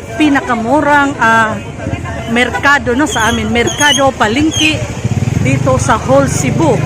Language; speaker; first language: Filipino; non-native, local second language; Cebuano